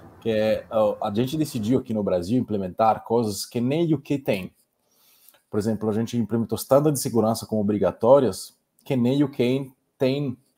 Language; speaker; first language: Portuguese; non-native, fluent; Italian